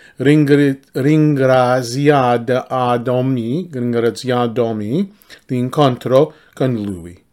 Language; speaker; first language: Italian; non-native, learner; English